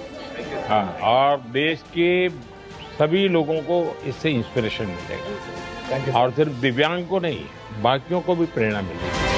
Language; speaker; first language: Hindi; non-native, local second language; Gujarati